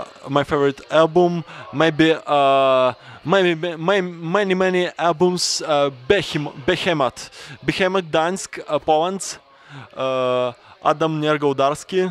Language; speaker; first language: English; non-native, learner; Russian